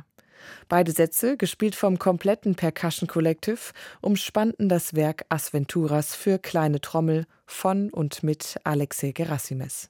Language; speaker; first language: German; native; German